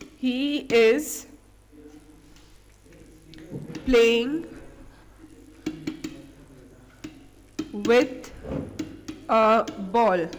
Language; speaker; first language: English; non-native, local second language; Hindi